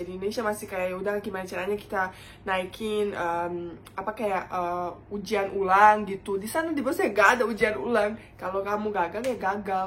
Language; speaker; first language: Indonesian; non-native, fluent; Bosnian